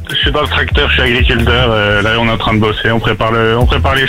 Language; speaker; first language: French; native; French